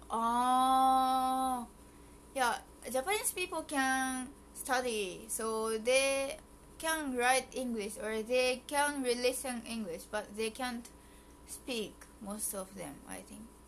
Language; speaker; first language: English; early bilingual, other home language; Japanese